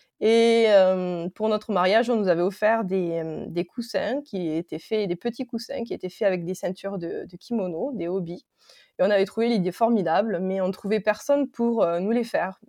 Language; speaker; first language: French; native; French